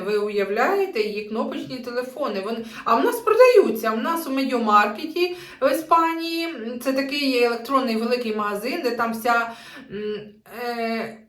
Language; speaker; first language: Ukrainian; native; Ukrainian